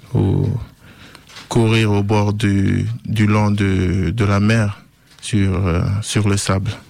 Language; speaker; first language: French; non-native, local second language; Susu